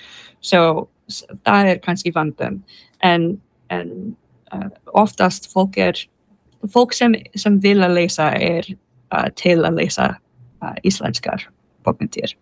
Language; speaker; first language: Icelandic; non-native, fluent; English